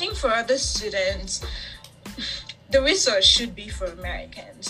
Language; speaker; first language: English; native; English